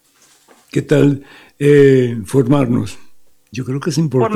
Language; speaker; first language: Spanish; native; Spanish